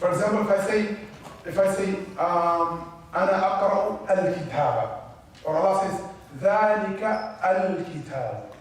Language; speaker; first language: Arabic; non-native, fluent; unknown